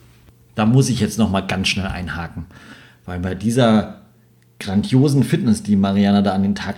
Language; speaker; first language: German; native; German